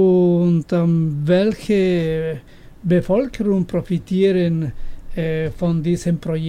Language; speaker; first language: German; non-native, learner; Spanish